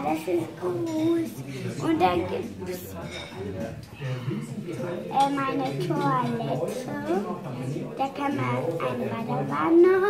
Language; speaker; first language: German; non-native, learner; Polish